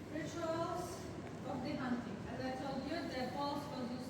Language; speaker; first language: English; non-native, learner; Azerbaijani